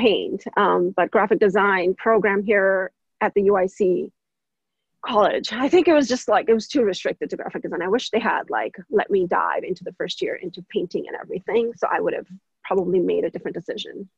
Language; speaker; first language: English; non-native, local second language; Gujarati